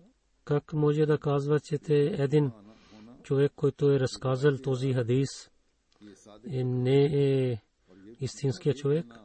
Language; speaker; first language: Bulgarian; non-native, fluent; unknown